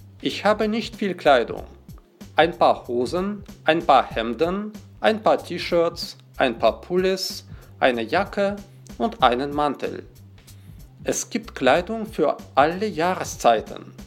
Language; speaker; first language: German; non-native, fluent; Russian